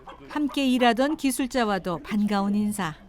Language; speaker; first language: Korean; native; Korean